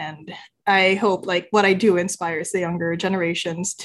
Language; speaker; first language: English; non-native, local second language; Filipino